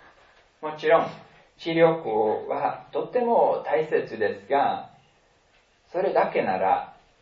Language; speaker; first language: Japanese; non-native, fluent; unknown